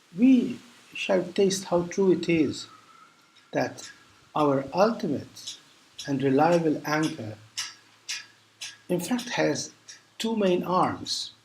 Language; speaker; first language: English; non-native, local second language; Maltese